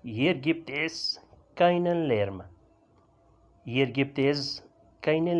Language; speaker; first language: German; non-native, learner; Urdu